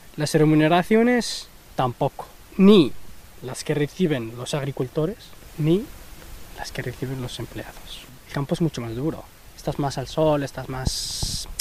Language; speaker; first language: Spanish; early bilingual, other home language; Arabic